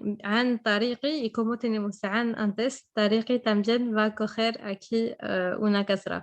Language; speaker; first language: Spanish; non-native, fluent; French